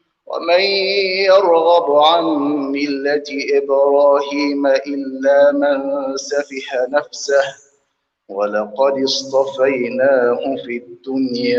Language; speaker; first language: Arabic; native; Arabic